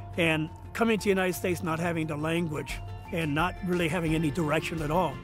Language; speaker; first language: English; early bilingual, other home language; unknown